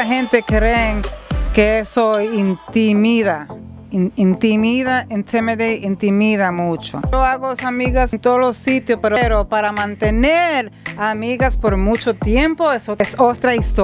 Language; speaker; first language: Spanish; early bilingual, heritage; Spanish